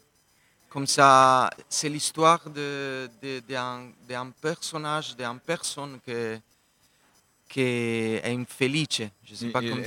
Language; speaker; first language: French; non-native, local second language; Italian